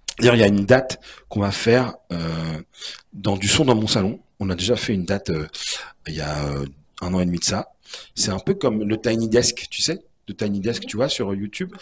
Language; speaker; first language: French; native; French